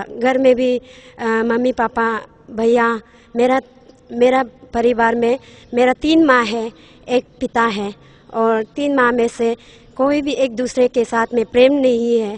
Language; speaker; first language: Hindi; non-native, local second language; Nyishi